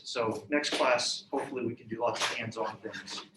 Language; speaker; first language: English; native; English